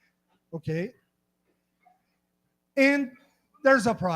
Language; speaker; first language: English; non-native, fluent; Portuguese